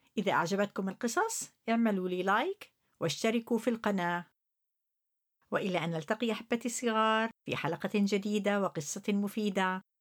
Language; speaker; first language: Arabic; native; Arabic